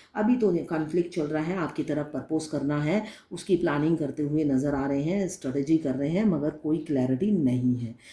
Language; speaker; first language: Hindi; non-native, local second language; Bangla